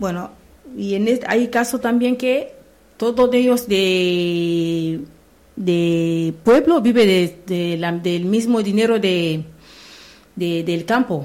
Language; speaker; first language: Spanish; non-native, learner; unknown